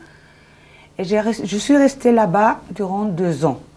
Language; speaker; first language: French; non-native, fluent; Spanish